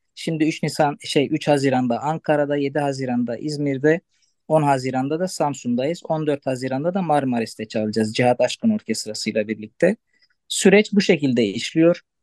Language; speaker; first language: Turkish; non-native, local second language; Arabic